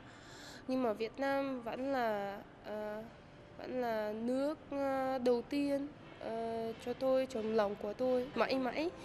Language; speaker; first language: Vietnamese; non-native, fluent; Russian